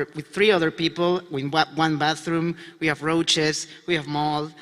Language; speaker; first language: English; non-native, fluent; Spanish